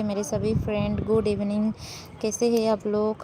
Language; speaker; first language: Hindi; non-native, local second language; Bangla